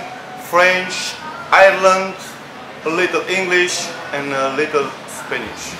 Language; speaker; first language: English; non-native, learner; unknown